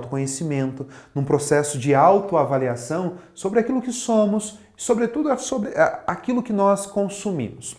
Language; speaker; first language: Portuguese; native; Portuguese